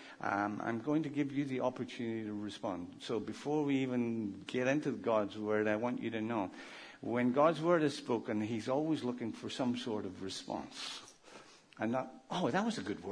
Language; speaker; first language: English; native; English